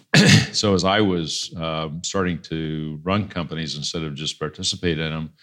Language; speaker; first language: English; native; English